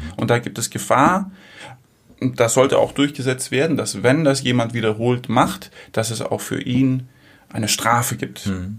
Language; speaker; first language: German; early bilingual, other home language; Greek